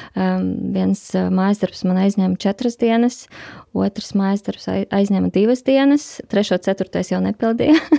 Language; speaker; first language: Latvian; non-native, local second language; Russian